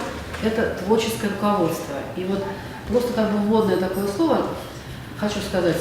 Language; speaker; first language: Russian; native; Russian